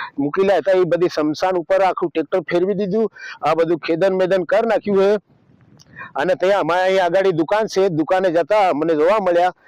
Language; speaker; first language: Gujarati; native; Gujarati